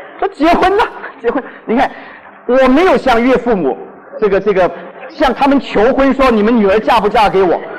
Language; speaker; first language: Chinese; non-native, local second language; Cantonese